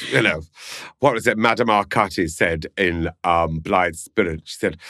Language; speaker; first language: English; native; English